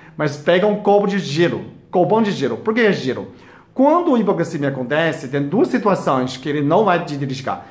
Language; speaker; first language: Portuguese; non-native, fluent; Chinese